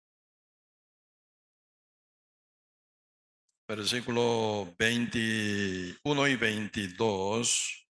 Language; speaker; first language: Spanish; non-native, learner; Korean